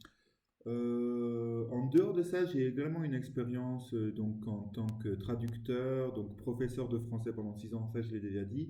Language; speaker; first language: French; native; French